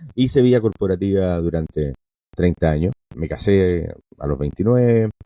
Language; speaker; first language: Spanish; non-native, local second language; English